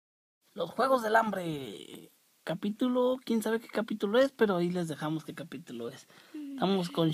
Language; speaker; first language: Spanish; native; Spanish